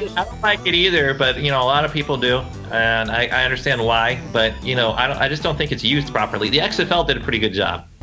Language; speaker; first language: English; native; English